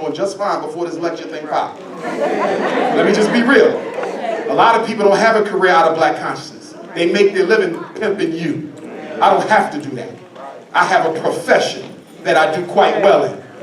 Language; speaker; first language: English; native; English